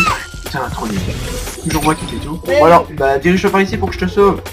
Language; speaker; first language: French; native; French